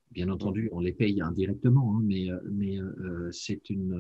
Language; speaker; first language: French; non-native, fluent; German